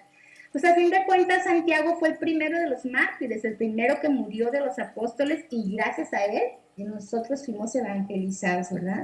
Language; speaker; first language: Spanish; native; Spanish